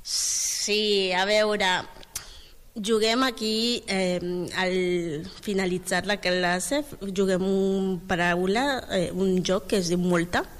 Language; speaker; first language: Catalan; non-native, learner; Spanish